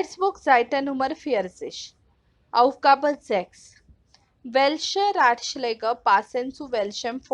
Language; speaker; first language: German; non-native, fluent; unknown